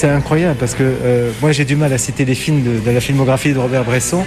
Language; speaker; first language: French; native; French